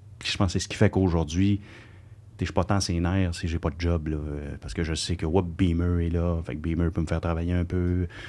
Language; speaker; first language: French; native; French